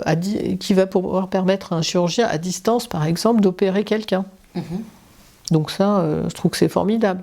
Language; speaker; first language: French; native; French